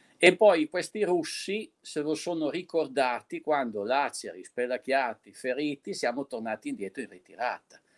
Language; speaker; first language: Italian; native; Italian